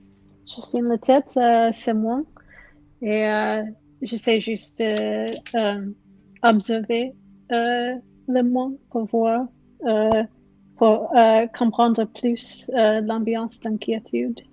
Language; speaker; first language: French; non-native, learner; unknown